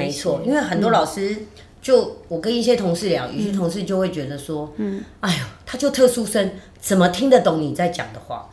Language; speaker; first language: Chinese; native; Chinese